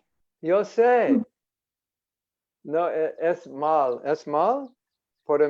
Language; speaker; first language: Spanish; non-native, learner; English